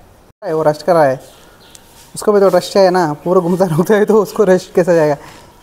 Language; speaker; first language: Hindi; non-native, local second language; Kannada